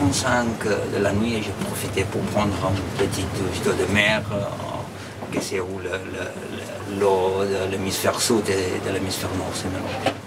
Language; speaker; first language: French; non-native, fluent; Spanish